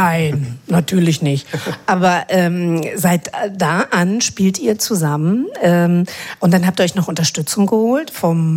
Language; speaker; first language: German; native; German